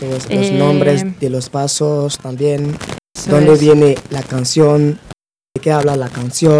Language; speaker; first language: Spanish; non-native, fluent; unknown